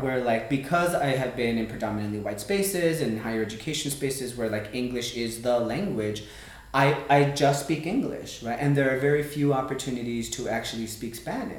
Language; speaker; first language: English; early bilingual, other home language; Spanish